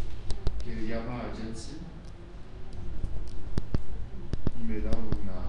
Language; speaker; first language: Spanish; non-native, fluent; French